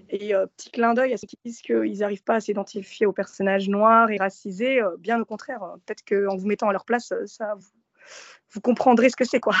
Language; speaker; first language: French; early bilingual, other home language; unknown